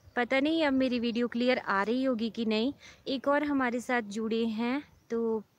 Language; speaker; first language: Hindi; native; Hindi